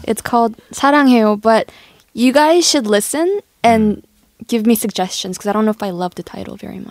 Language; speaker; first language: English; early bilingual, other home language; Korean